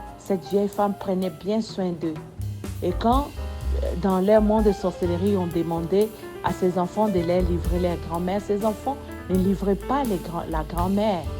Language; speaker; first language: French; non-native, local second language; Lingala